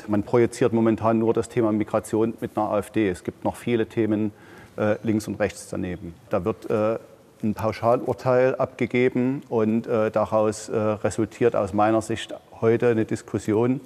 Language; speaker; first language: German; native; German